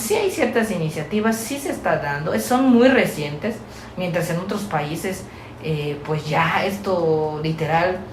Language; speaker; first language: Spanish; native; Spanish